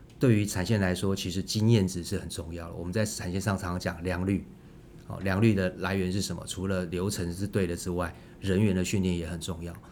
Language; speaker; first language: Chinese; native; Chinese